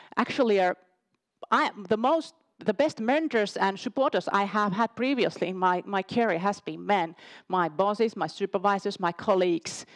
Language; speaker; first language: English; non-native, fluent; Finnish